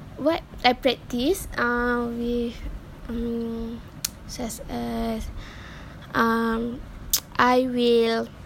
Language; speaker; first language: English; non-native, learner; Malay